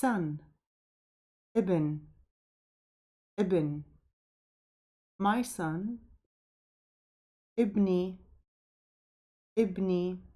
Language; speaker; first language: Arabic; native; Arabic